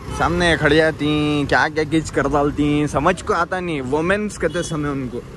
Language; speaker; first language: Hindi; native; Hindi